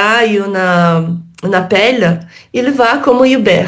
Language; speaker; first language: French; non-native, learner; Portuguese